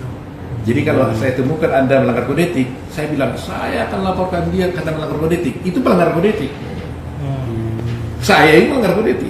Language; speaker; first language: Indonesian; native; Indonesian